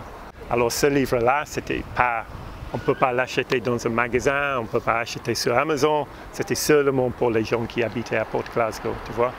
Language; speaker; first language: French; non-native, fluent; English